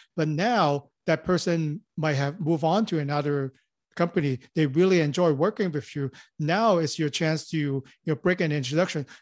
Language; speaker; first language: English; non-native, local second language; Cantonese